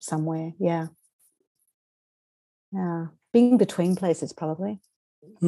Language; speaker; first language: English; native; English